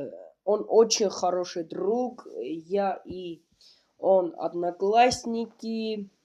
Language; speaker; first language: Russian; non-native, learner; Armenian